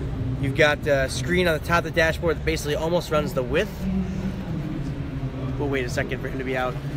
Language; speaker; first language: English; native; English